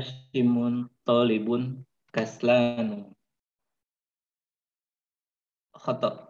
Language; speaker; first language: Arabic; non-native, learner; Indonesian